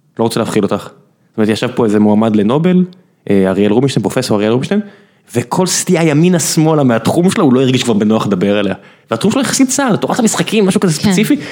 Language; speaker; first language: Hebrew; native; Hebrew